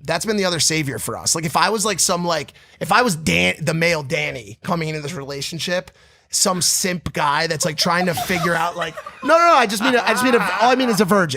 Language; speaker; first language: English; native; English